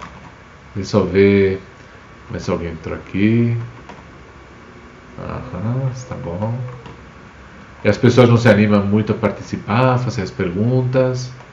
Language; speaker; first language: Portuguese; non-native, fluent; Spanish